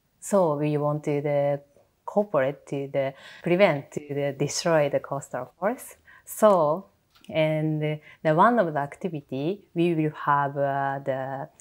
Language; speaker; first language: English; non-native, learner; Japanese